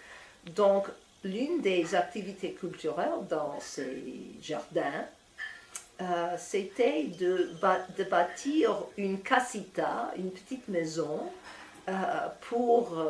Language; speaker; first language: French; non-native, fluent; English